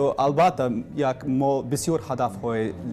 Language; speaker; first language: Persian; non-native, learner; English